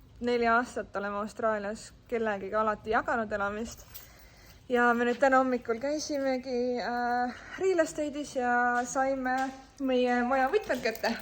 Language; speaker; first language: Estonian; native; Estonian